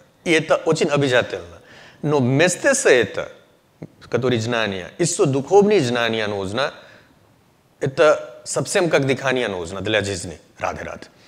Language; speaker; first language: Russian; non-native, learner; Hindi